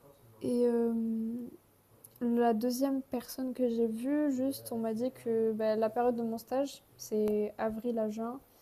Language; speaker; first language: French; native; French